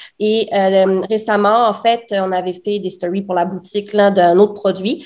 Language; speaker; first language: French; native; French